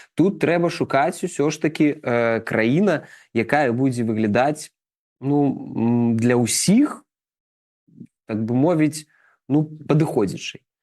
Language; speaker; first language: Belarusian; native; Belarusian